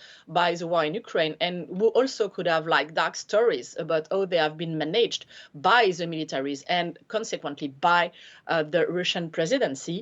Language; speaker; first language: English; non-native, fluent; French